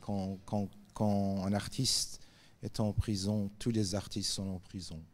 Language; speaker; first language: French; non-native, fluent; Persian